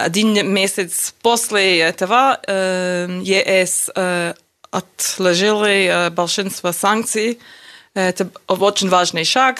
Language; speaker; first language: Russian; non-native, learner; English